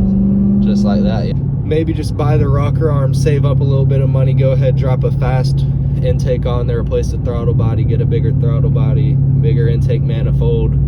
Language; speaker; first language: English; native; English